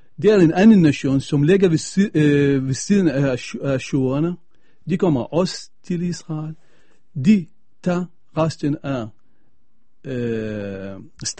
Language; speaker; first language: Danish; non-native, fluent; Arabic